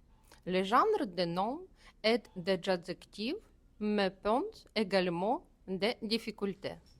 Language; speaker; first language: French; non-native, learner; Ukrainian